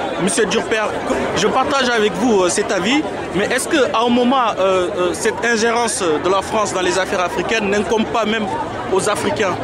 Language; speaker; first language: French; non-native, local second language; Soninke